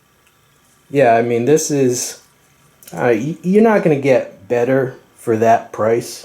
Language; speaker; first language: English; native; English